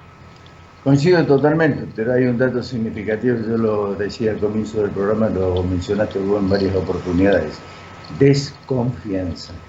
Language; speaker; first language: Spanish; native; Spanish